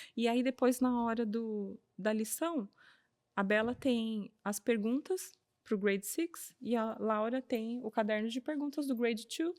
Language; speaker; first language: Portuguese; native; Portuguese